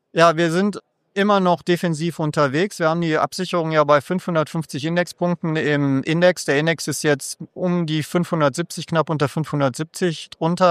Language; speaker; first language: German; native; German